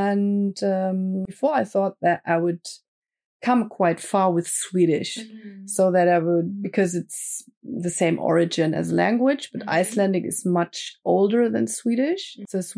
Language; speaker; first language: English; non-native, fluent; German